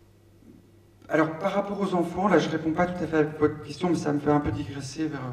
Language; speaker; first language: French; native; French